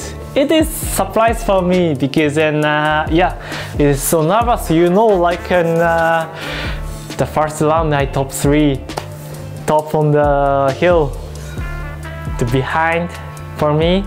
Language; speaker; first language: English; non-native, learner; Japanese